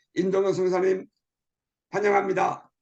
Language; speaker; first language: Korean; native; Korean